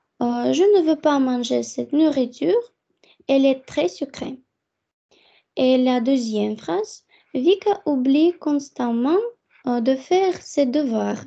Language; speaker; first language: French; non-native, fluent; Russian